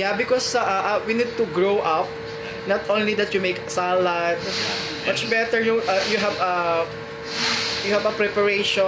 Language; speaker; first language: English; non-native, local second language; Filipino